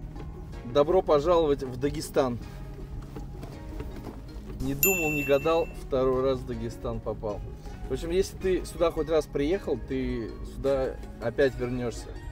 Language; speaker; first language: Russian; native; Russian